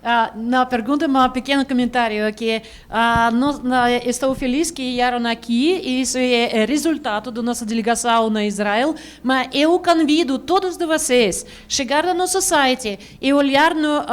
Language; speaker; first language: Portuguese; non-native, learner; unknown